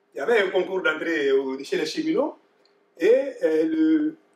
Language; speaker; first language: French; non-native, local second language; Bambara